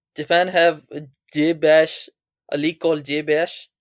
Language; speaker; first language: English; non-native, local second language; Urdu